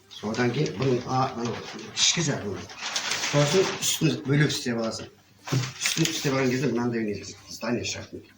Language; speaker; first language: Kazakh; native; Kazakh